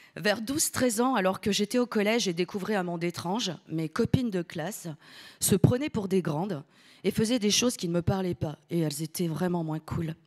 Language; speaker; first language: French; early bilingual, other home language; Italian